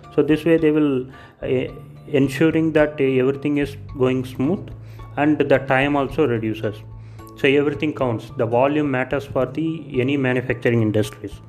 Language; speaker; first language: English; non-native, local second language; Tamil